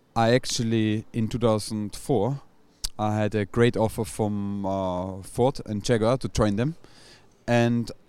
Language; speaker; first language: English; non-native, fluent; German